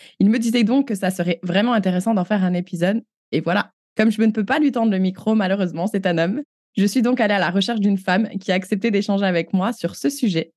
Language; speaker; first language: French; native; French